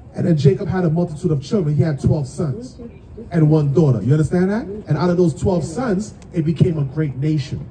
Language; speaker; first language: English; native; English